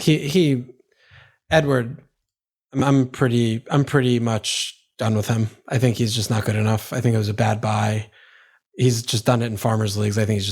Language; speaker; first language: English; native; English